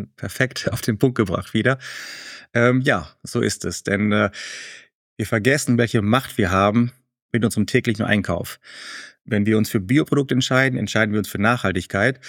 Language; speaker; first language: German; early bilingual, other home language; Spanish